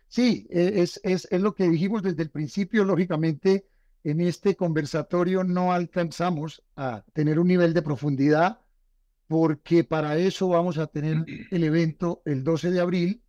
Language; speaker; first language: Spanish; native; Spanish